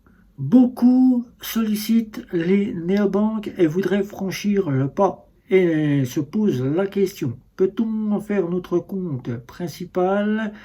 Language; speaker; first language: French; native; French